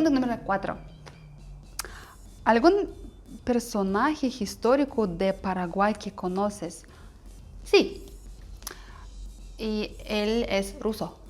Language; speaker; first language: Spanish; non-native, learner; Russian